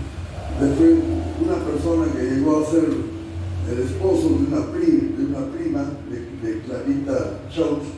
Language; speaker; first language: Spanish; native; Spanish